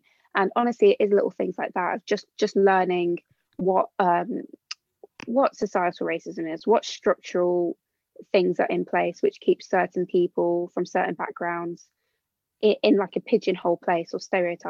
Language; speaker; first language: English; native; English